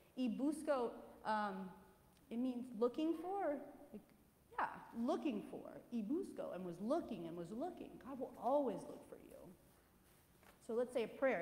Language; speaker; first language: English; native; English